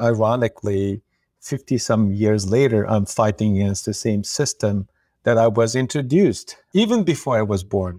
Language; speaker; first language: English; non-native, fluent; Uyghur